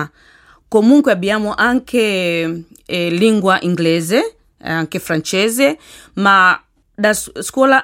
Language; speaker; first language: Italian; non-native, learner; Swahili